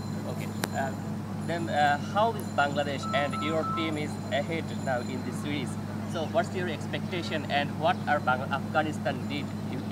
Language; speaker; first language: English; non-native, learner; Bangla